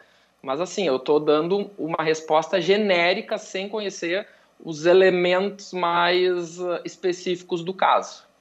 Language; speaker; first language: Portuguese; native; Portuguese